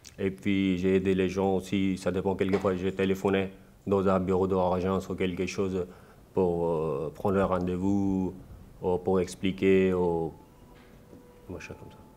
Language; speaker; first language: French; non-native, learner; Urdu